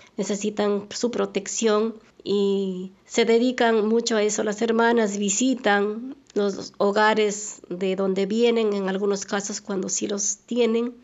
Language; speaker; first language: Spanish; native; Spanish